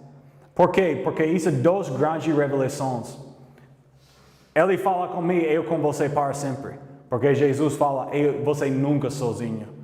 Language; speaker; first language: Portuguese; non-native, learner; English